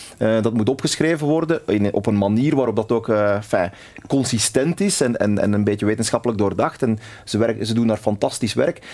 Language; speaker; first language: Dutch; native; Dutch